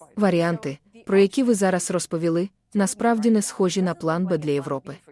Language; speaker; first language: Ukrainian; native; Ukrainian